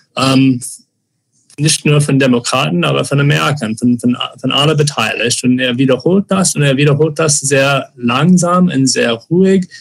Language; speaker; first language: German; non-native, fluent; English